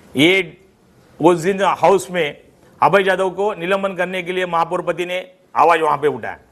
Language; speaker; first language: Hindi; non-native, local second language; Marathi